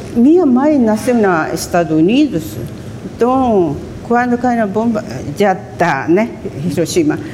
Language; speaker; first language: Portuguese; non-native, fluent; Japanese